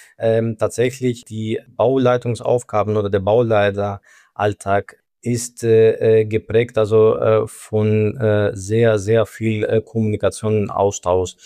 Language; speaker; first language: German; non-native, fluent; Greek